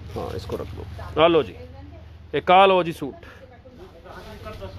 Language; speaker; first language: Hindi; non-native, local second language; Punjabi